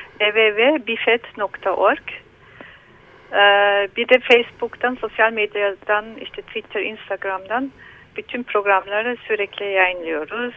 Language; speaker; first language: Turkish; non-native, learner; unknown